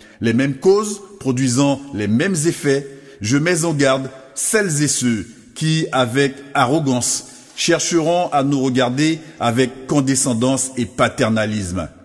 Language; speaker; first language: French; native; French